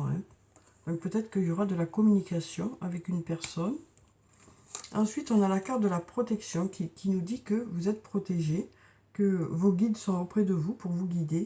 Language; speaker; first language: French; native; French